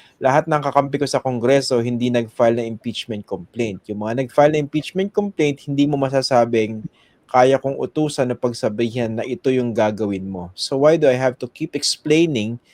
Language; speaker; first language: Filipino; native; Filipino